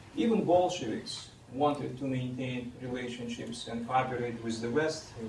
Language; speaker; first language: English; non-native, fluent; Russian